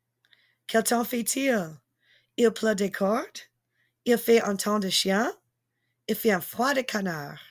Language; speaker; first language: French; non-native, fluent; English